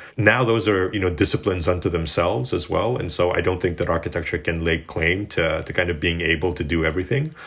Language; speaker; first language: English; native; English